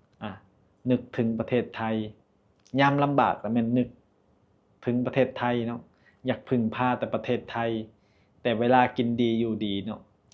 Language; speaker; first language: Thai; non-native, local second language; Lao